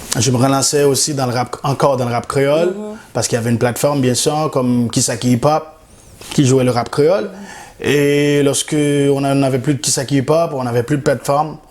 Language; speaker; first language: French; non-native, local second language; Haitian Creole